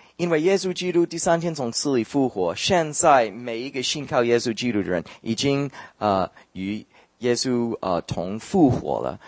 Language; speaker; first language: Chinese; non-native, fluent; English